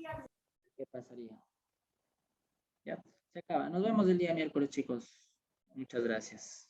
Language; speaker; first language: Spanish; native; Spanish